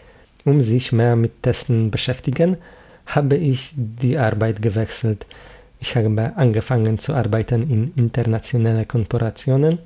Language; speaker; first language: German; non-native, fluent; Polish